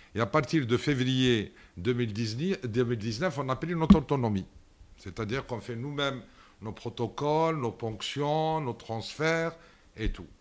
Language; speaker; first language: French; non-native, local second language; Arabic